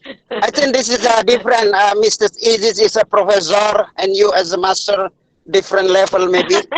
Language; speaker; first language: English; non-native, learner; Indonesian